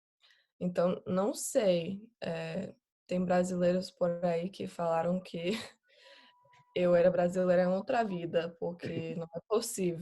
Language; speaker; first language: Portuguese; non-native, fluent; English